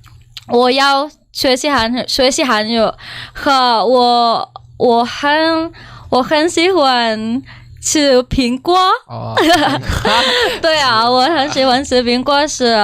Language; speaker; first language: Chinese; non-native, learner; Indonesian